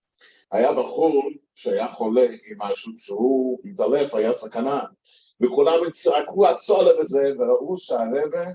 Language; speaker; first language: Hebrew; non-native, fluent; English